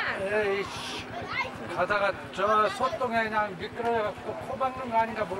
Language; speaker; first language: Korean; native; Korean